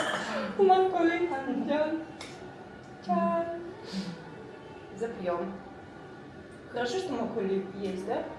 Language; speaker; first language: Russian; native; Russian